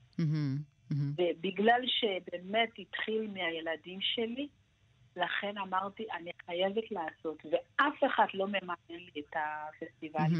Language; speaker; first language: Hebrew; non-native, fluent; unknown